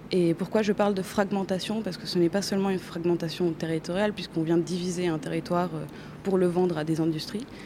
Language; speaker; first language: French; non-native, fluent; Spanish